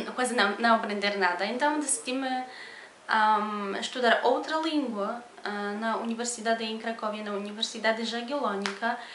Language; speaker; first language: Portuguese; non-native, fluent; Polish